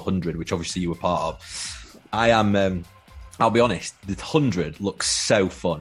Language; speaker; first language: English; native; English